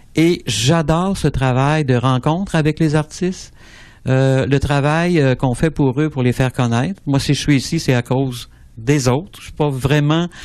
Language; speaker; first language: French; native; French